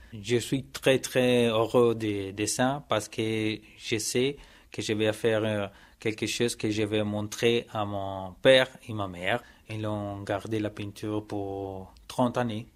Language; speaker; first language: French; non-native, learner; Italian